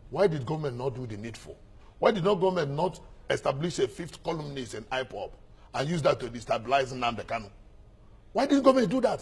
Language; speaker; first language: English; non-native, local second language; Igbo